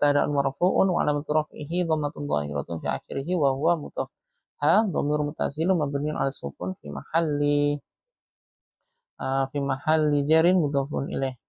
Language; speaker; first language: Arabic; non-native, fluent; Indonesian